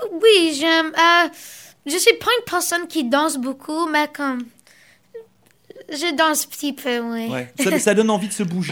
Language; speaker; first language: French; early bilingual, other home language; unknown